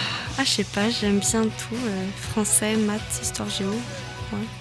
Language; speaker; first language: French; non-native, learner; English